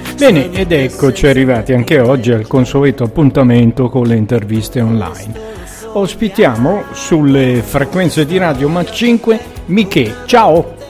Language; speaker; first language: Italian; native; Italian